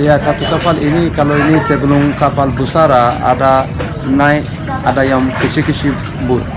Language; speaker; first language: Indonesian; non-native, learner; Rohingya